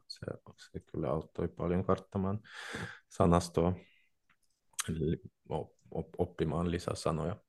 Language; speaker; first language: Finnish; non-native, fluent; Russian